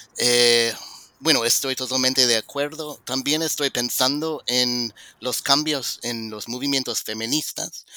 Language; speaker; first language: Spanish; non-native, fluent; English